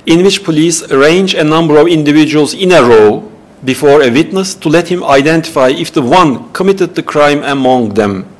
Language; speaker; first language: English; non-native, fluent; Turkish